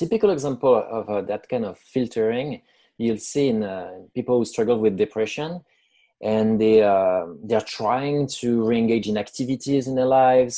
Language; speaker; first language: English; non-native, fluent; French